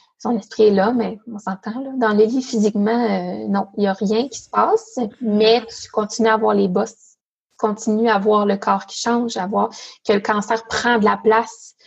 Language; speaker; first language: French; native; French